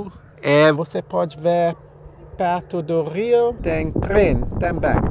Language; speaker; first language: Portuguese; non-native, learner; English